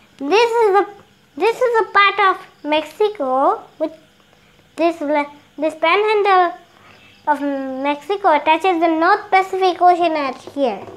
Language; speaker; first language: English; non-native, local second language; Bangla